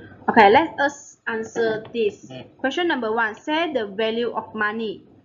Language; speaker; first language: English; non-native, local second language; Malay